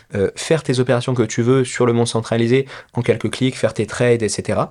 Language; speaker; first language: French; native; French